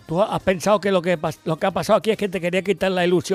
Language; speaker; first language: Spanish; native; Spanish